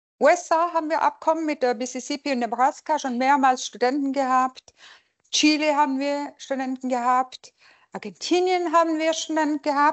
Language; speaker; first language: German; non-native, local second language; French